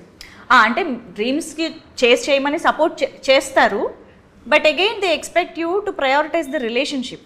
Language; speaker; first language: Telugu; native; Telugu